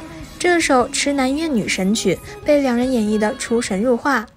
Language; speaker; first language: Chinese; native; Chinese